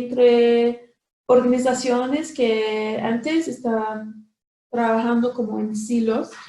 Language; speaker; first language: Spanish; non-native, fluent; English